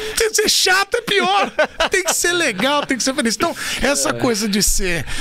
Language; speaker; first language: Portuguese; native; Portuguese